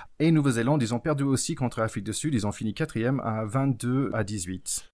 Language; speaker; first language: French; non-native, fluent; English